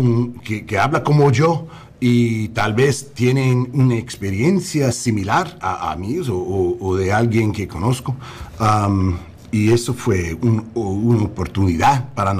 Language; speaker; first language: Spanish; non-native, learner; English